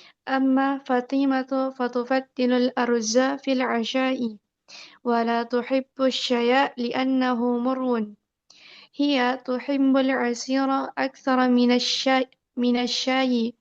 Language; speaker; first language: Arabic; non-native, learner; Indonesian